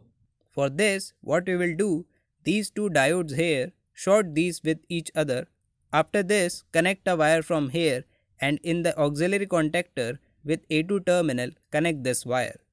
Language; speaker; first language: English; non-native, local second language; Hindi